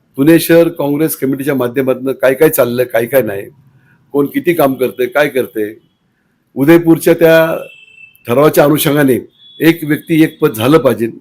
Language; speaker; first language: Marathi; native; Marathi